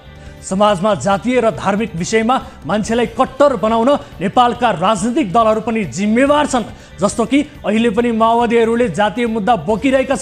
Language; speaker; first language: Nepali; native; Nepali